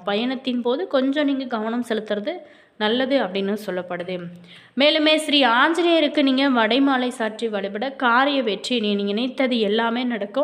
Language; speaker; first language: Tamil; native; Tamil